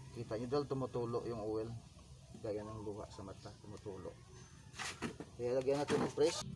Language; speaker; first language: Filipino; non-native, local second language; Hiligaynon